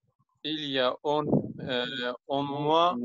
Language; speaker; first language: French; non-native, learner; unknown